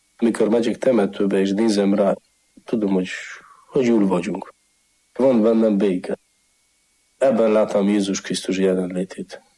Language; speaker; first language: Hungarian; non-native, fluent; Polish